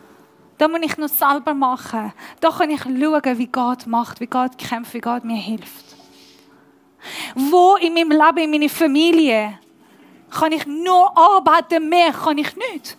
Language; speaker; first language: German; non-native, learner; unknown